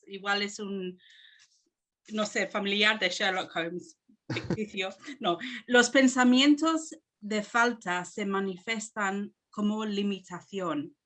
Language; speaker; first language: Spanish; non-native, fluent; English